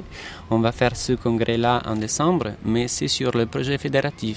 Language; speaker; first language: French; non-native, fluent; Italian